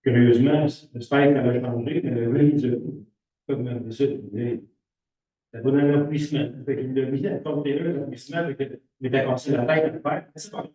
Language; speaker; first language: French; native; French